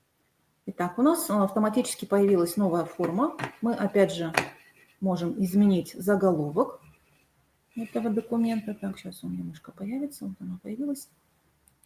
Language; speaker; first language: Russian; native; Russian